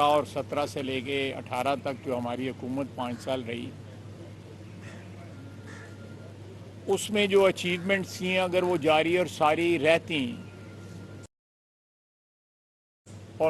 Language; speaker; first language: Urdu; non-native, local second language; Punjabi